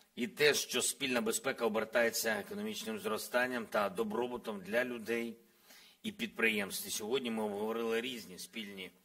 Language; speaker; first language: Ukrainian; non-native, local second language; Russian